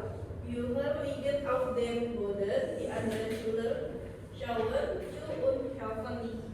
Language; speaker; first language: German; non-native, learner; Indonesian